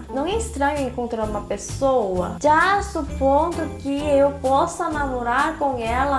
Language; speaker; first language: Portuguese; non-native, fluent; Korean